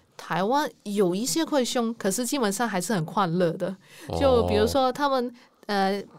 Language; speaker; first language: Chinese; non-native, local second language; Cantonese